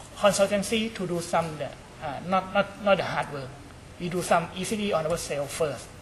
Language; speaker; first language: English; non-native, learner; Thai